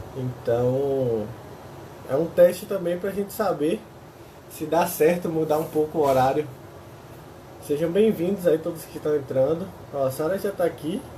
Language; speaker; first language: Portuguese; native; Portuguese